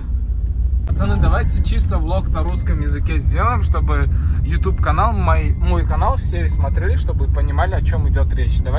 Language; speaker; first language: Russian; non-native, fluent; Turkmen